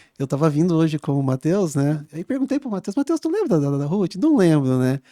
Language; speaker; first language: Portuguese; native; Portuguese